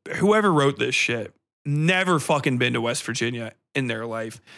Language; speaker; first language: English; native; English